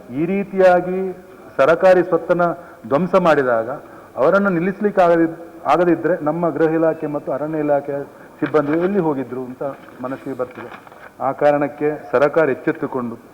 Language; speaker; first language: Kannada; native; Kannada